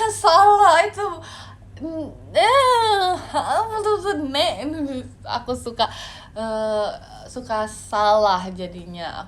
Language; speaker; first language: Indonesian; native; Indonesian